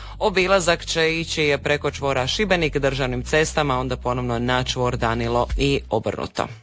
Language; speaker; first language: Croatian; native; Croatian